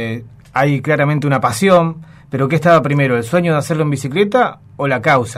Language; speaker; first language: Spanish; native; Spanish